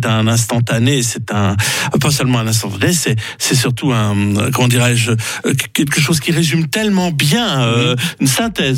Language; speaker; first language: French; native; French